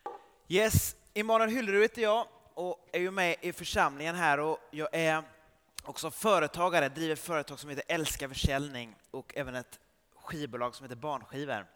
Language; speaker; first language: Swedish; early bilingual, heritage; Swedish